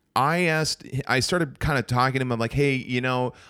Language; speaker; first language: English; native; English